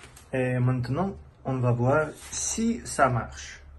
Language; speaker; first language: French; non-native, fluent; Russian